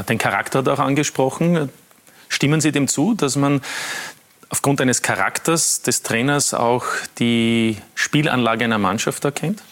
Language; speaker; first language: German; native; German